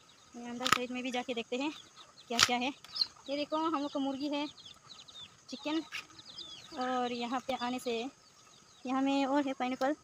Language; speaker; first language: Hindi; non-native, local second language; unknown